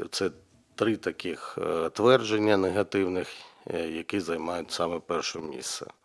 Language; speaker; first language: Ukrainian; native; Ukrainian